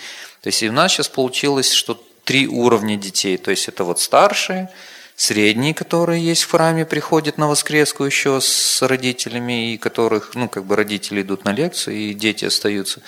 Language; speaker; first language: Russian; native; Russian